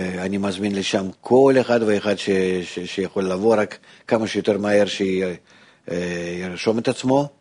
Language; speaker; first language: Hebrew; non-native, fluent; Russian